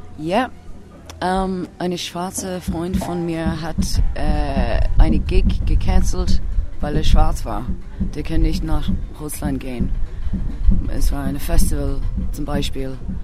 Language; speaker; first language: German; non-native, learner; English